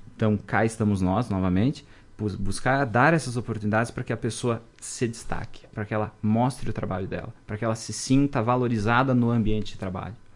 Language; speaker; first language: Portuguese; native; Portuguese